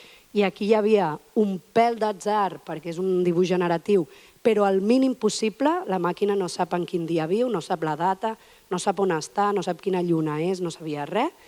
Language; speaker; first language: Catalan; native; Catalan